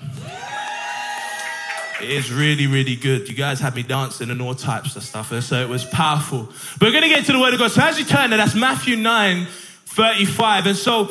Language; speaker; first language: English; native; English